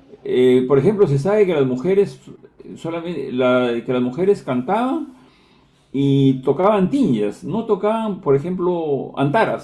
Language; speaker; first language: Spanish; native; Spanish